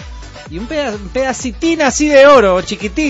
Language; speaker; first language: Spanish; native; Spanish